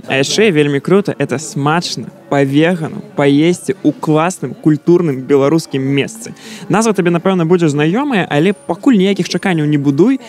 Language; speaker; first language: Belarusian; non-native, local second language; Russian